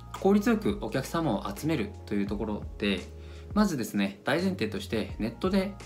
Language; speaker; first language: Japanese; native; Japanese